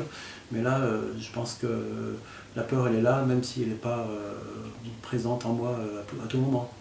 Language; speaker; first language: French; native; French